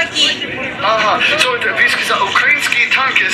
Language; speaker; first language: Russian; non-native, learner; English